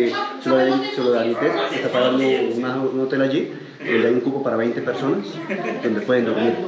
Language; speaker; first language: Spanish; native; Spanish